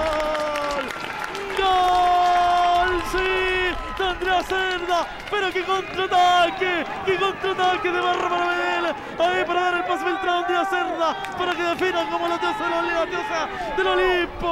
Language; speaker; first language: Spanish; native; Spanish